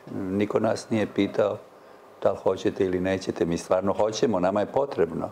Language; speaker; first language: Serbian; native; Serbian